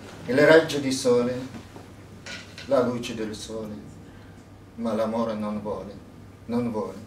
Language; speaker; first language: Italian; non-native, fluent; Russian